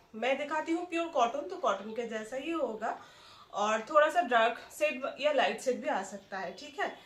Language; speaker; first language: Hindi; non-native, local second language; Bangla